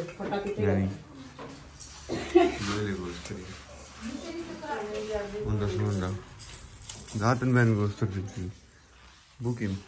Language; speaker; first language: Turkish; non-native, learner; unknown